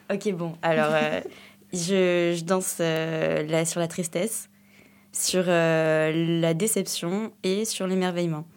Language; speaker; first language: French; native; French